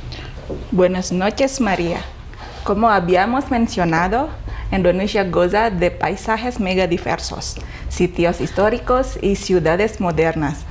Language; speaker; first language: Spanish; non-native, fluent; Indonesian